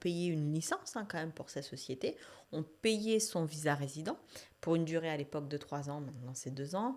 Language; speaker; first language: French; native; French